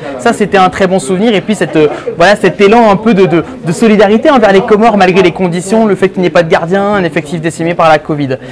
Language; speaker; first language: French; native; French